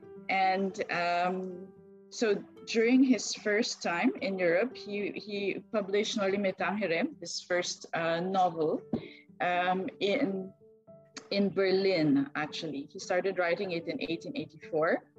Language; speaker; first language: English; non-native, local second language; Filipino